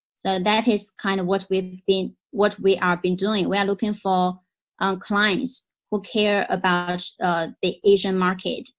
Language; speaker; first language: English; non-native, fluent; Chinese